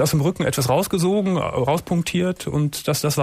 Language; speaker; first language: German; native; German